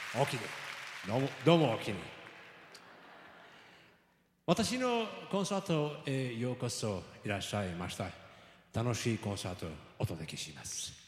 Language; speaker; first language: Japanese; non-native, learner; Turkish